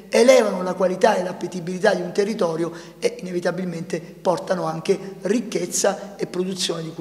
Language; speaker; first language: Italian; native; Italian